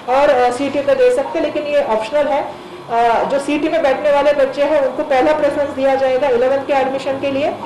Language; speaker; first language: Hindi; non-native, local second language; Marathi